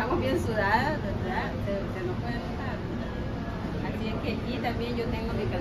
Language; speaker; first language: Spanish; native; Spanish